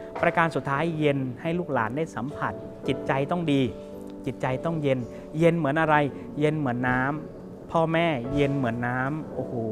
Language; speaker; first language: Thai; native; Thai